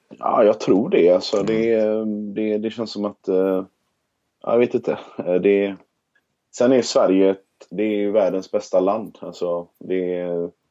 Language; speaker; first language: Swedish; native; Swedish